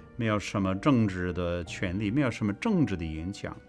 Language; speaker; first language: Chinese; non-native, fluent; English